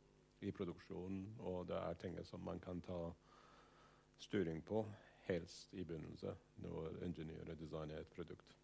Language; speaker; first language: Norwegian; non-native, fluent; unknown